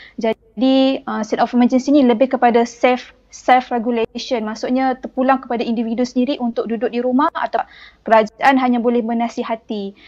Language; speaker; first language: Malay; native; Malay